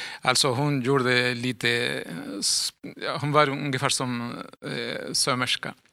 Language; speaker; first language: Swedish; non-native, fluent; Spanish